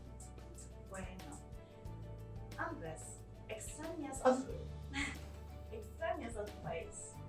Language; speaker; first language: Spanish; non-native, fluent; Turkish